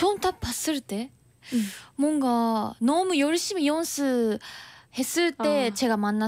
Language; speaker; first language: Korean; non-native, learner; Japanese